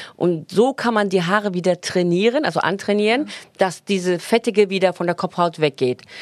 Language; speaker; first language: German; non-native, fluent; Turkish